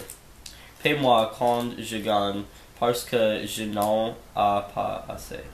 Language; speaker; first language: French; non-native, learner; English